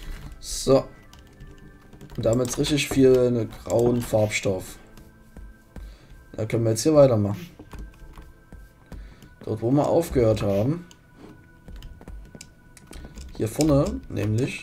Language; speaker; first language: German; native; German